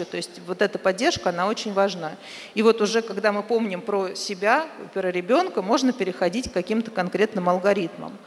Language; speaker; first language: Russian; native; Russian